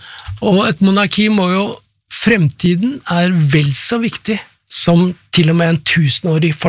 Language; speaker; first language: Norwegian; native; Norwegian